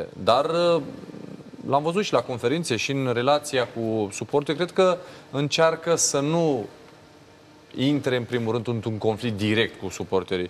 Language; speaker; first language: Romanian; native; Romanian